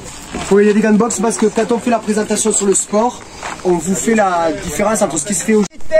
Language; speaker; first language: French; native; French